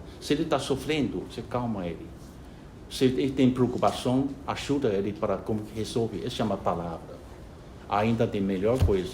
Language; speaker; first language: Portuguese; non-native, fluent; Chinese